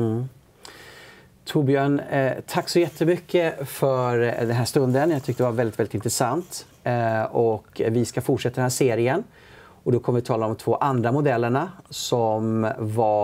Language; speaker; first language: Swedish; native; Swedish